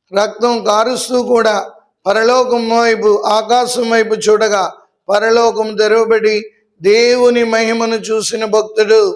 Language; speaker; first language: Telugu; native; Telugu